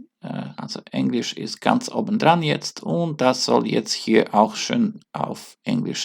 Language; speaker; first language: German; non-native, learner; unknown